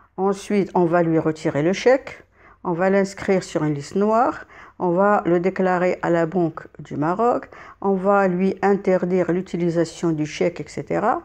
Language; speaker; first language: French; non-native, local second language; Arabic